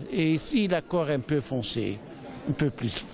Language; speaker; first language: French; non-native, fluent; Dutch